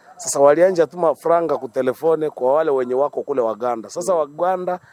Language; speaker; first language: Swahili; non-native, local second language; Nande